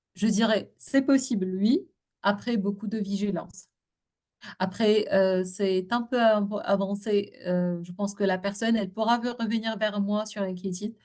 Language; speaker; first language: French; non-native, local second language; Arabic